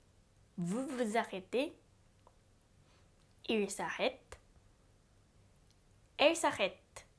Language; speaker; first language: French; non-native, fluent; Japanese